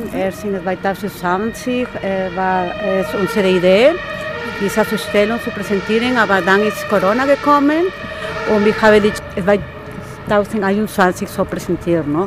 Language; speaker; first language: German; non-native, fluent; Spanish